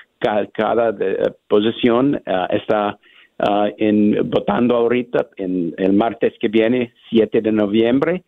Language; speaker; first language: Spanish; non-native, fluent; English